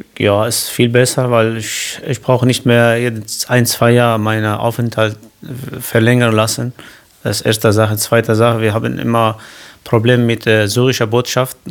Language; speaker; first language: German; non-native, learner; Kurdish